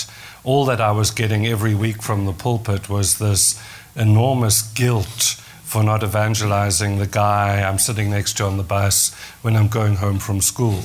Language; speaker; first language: English; native; English